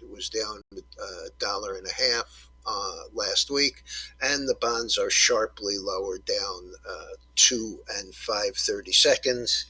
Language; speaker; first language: English; native; English